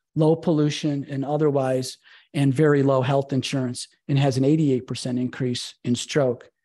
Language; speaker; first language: English; native; English